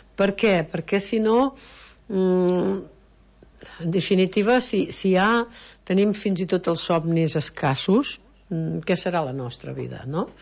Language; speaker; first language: Catalan; native; Catalan